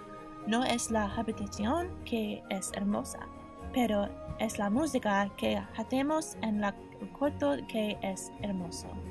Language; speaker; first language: Spanish; non-native, learner; English